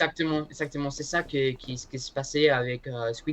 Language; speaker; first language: French; non-native, learner; Spanish